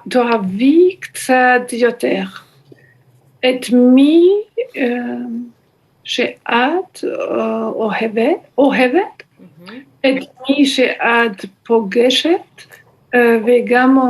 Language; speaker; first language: Hebrew; non-native, learner; German